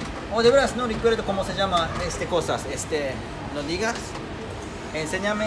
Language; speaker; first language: Spanish; non-native, learner; Japanese